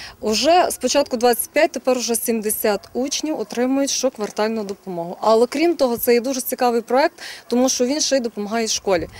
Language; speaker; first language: Ukrainian; native; Ukrainian